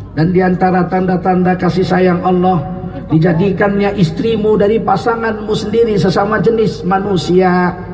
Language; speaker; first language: Indonesian; native; Indonesian